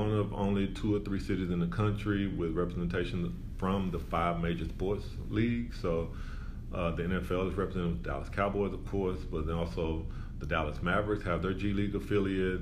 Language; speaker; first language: English; native; English